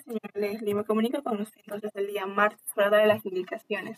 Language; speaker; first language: Spanish; native; Spanish